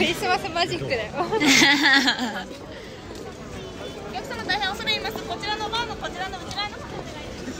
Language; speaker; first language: Japanese; native; Japanese